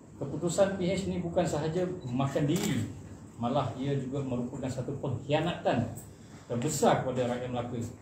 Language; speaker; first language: Malay; non-native, local second language; Chinese